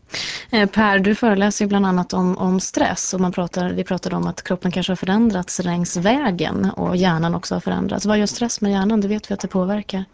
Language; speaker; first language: Swedish; native; Swedish